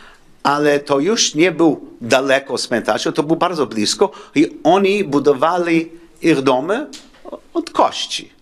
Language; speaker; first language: Polish; non-native, learner; English